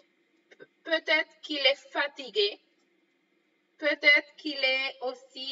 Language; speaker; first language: French; non-native, fluent; Spanish